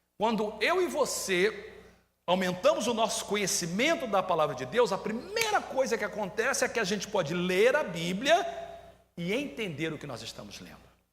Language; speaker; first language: Portuguese; native; Portuguese